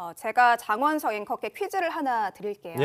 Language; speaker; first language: Korean; native; Korean